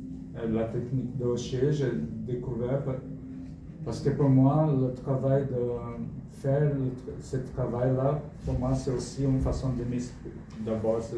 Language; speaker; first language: French; non-native, fluent; Portuguese